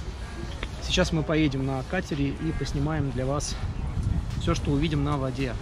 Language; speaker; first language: Russian; native; Russian